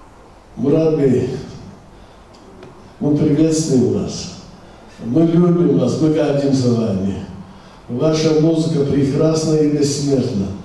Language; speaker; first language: Russian; non-native, local second language; Azerbaijani